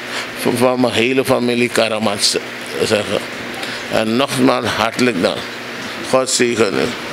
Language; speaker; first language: Dutch; non-native, local second language; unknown